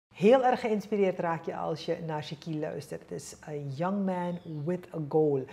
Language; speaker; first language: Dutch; native; Dutch